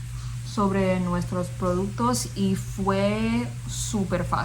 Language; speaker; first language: Spanish; non-native, fluent; English